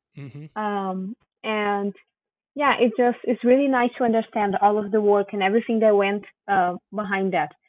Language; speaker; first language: English; non-native, fluent; Portuguese